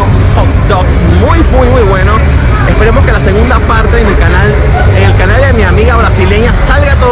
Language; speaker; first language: Spanish; native; Spanish